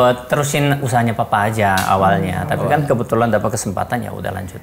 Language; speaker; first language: Indonesian; non-native, fluent; Korean